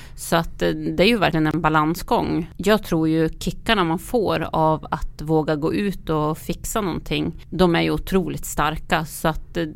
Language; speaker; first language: Swedish; native; Swedish